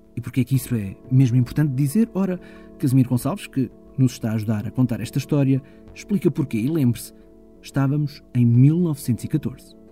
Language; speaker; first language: Portuguese; native; Portuguese